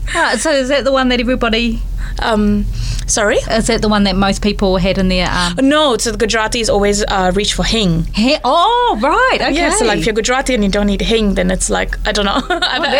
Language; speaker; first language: English; native; English